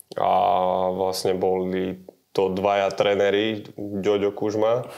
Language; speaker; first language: Slovak; native; Slovak